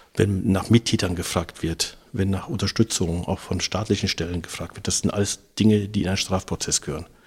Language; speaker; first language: German; native; German